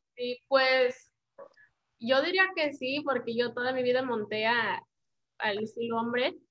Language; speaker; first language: Spanish; early bilingual, heritage; Spanish